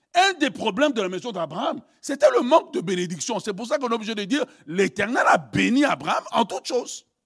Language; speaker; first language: French; early bilingual, other home language; Lingala